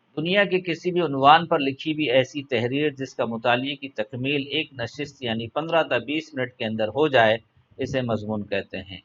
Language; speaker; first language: Urdu; native; Urdu